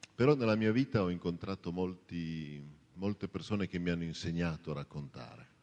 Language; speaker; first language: Italian; native; Italian